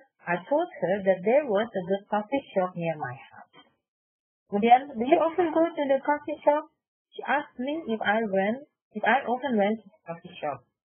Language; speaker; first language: English; non-native, fluent; Indonesian